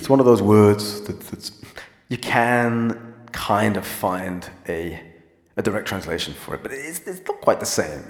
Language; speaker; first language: English; native; English